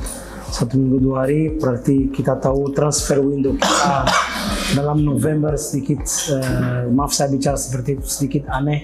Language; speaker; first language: Indonesian; non-native, fluent; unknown